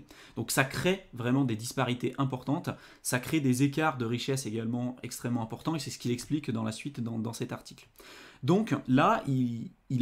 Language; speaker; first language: French; native; French